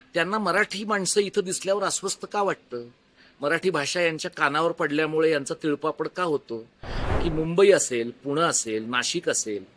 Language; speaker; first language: Marathi; native; Marathi